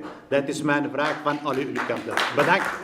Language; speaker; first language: Dutch; non-native, fluent; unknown